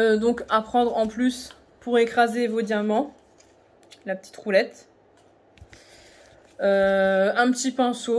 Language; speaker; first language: French; native; French